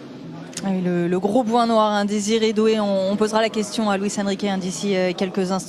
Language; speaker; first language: French; native; French